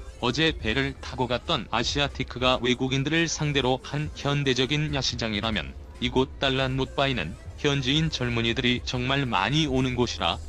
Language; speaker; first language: Korean; native; Korean